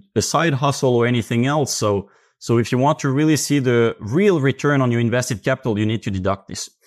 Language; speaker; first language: English; non-native, fluent; Finnish